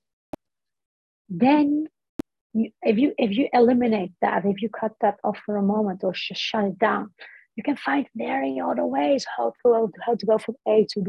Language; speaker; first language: English; non-native, fluent; Dutch